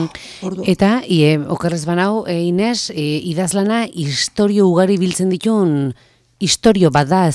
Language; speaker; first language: Basque; native; Basque